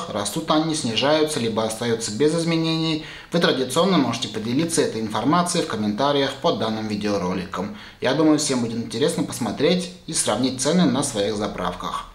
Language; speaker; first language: Russian; native; Russian